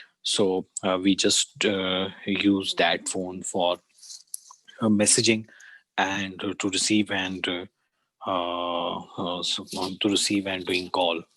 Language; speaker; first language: English; non-native, learner; Urdu